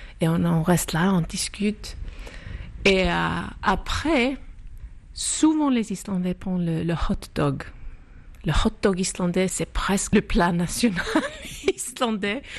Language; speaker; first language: French; non-native, fluent; Icelandic